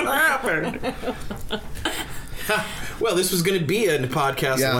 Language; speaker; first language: English; native; English